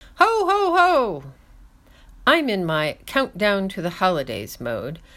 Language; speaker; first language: English; native; English